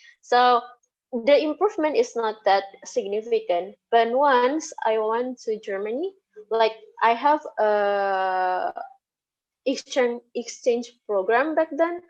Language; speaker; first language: English; non-native, fluent; Indonesian